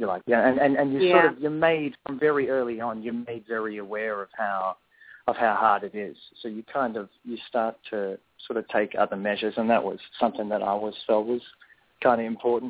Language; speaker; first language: English; native; English